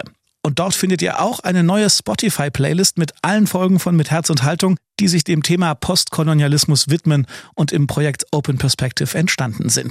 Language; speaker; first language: German; native; German